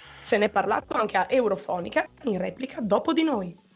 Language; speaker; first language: Italian; native; Italian